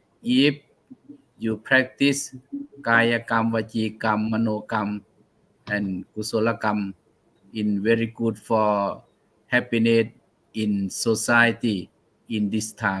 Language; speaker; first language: English; non-native, learner; Thai